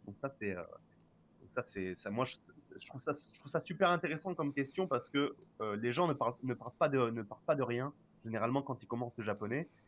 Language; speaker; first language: French; native; French